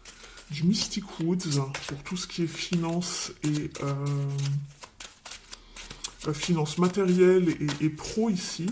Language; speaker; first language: French; native; French